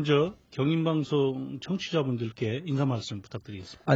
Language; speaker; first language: Korean; native; Korean